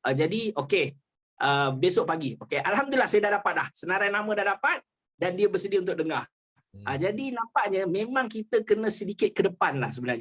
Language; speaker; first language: Malay; native; Malay